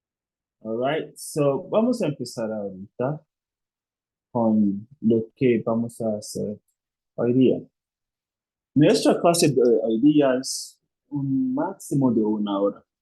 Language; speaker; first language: Spanish; non-native, fluent; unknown